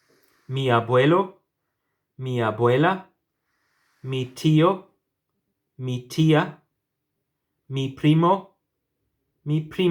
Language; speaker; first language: Spanish; non-native, fluent; English